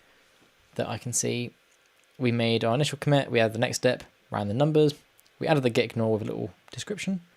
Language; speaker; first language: English; native; English